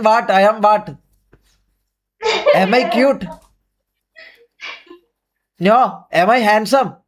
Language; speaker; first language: English; non-native, learner; Malayalam